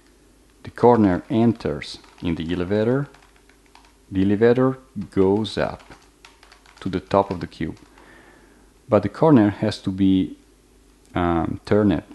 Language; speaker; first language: English; non-native, fluent; Italian